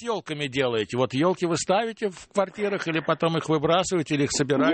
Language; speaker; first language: Russian; native; Russian